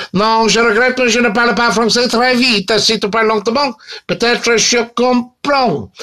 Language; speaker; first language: French; non-native, learner; English